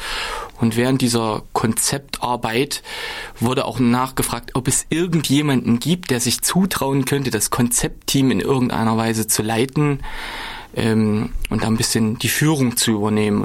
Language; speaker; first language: German; native; German